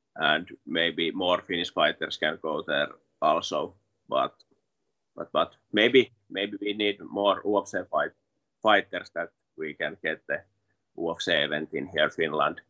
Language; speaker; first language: English; non-native, learner; Finnish